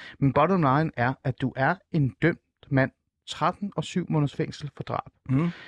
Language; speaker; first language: Danish; early bilingual, other home language; Persian